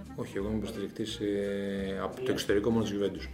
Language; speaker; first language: Greek; native; Greek